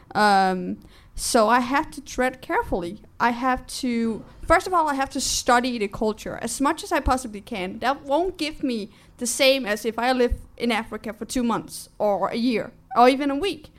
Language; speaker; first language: English; non-native, fluent; Danish